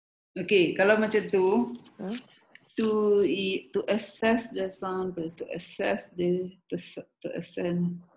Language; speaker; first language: English; non-native, local second language; Malay